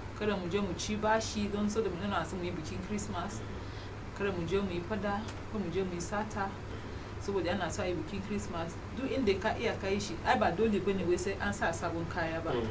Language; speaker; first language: Hausa; non-native, local second language; Igbo